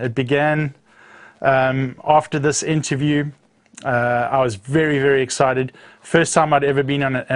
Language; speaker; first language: English; native; English